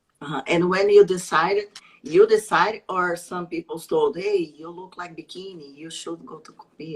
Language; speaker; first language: English; non-native, learner; Portuguese